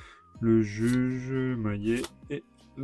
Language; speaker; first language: French; native; French